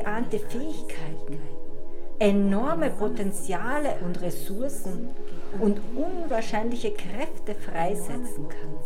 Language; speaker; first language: German; native; German